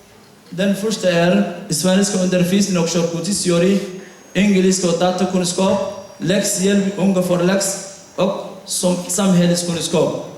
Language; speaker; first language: Swedish; non-native, fluent; Somali